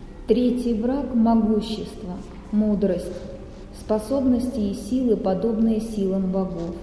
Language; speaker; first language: Russian; native; Russian